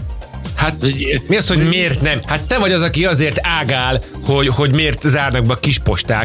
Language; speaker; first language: Hungarian; native; Hungarian